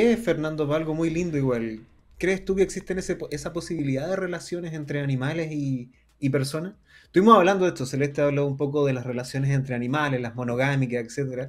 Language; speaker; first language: Spanish; native; Spanish